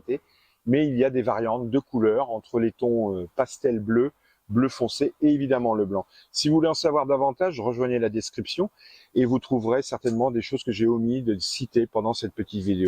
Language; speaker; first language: French; native; French